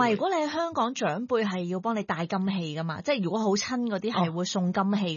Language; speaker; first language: Cantonese; native; Cantonese